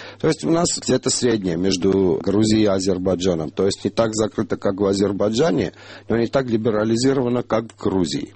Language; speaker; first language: Russian; non-native, local second language; Armenian